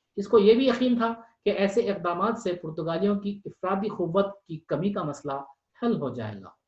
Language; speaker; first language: Urdu; native; Urdu